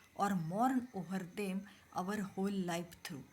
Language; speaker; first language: English; non-native, local second language; Marathi